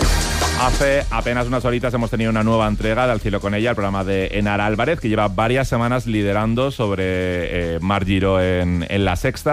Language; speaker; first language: Spanish; native; Spanish